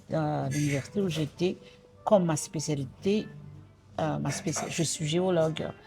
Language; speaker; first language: French; non-native, local second language; Malagasy